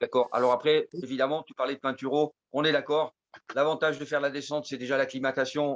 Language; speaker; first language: French; native; French